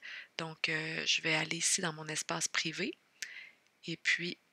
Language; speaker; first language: French; native; French